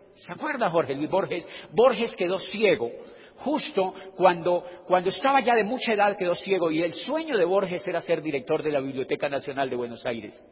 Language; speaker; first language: Spanish; native; Spanish